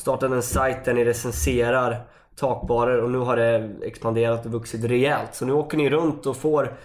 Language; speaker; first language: Swedish; native; Swedish